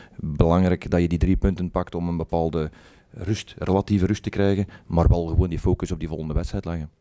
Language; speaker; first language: Dutch; native; Dutch